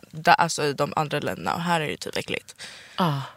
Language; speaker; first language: Swedish; native; Swedish